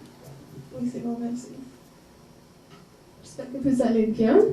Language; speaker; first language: French; non-native, fluent; English